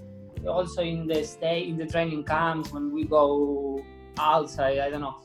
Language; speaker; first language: English; non-native, fluent; Spanish